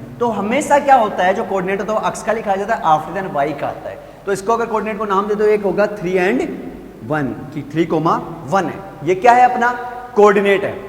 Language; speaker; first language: Hindi; native; Hindi